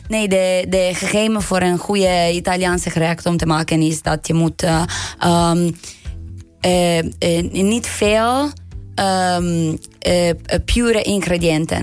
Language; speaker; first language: Dutch; non-native, learner; Italian